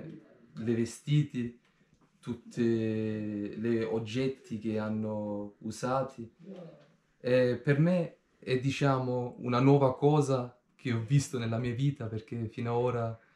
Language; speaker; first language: Italian; non-native, fluent; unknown